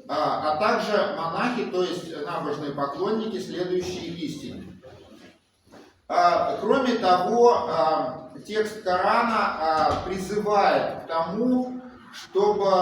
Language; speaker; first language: Russian; native; Russian